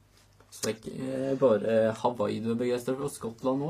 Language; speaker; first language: Norwegian; native; Norwegian